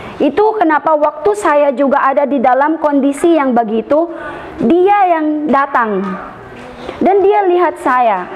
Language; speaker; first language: Indonesian; non-native, fluent; Filipino